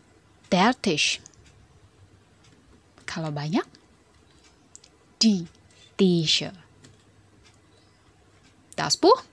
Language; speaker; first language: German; non-native, fluent; Indonesian